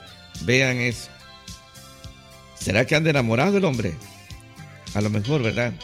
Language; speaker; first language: Spanish; native; Spanish